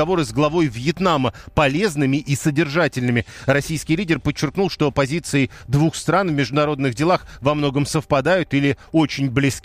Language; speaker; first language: Russian; native; Russian